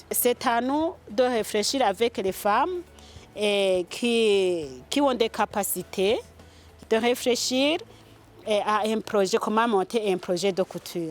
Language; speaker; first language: French; non-native, local second language; Rundi